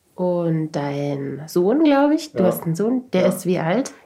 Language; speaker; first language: German; native; German